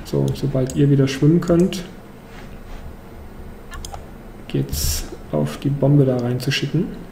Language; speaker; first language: German; native; German